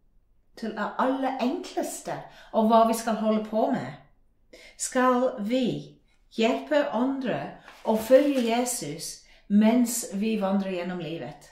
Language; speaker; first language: Norwegian; non-native, fluent; English